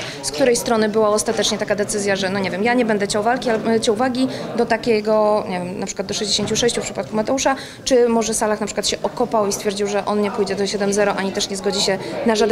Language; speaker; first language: Polish; native; Polish